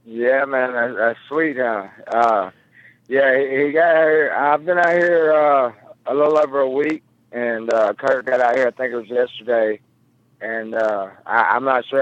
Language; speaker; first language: English; native; English